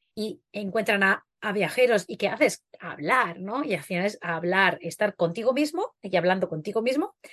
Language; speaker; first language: Spanish; native; Spanish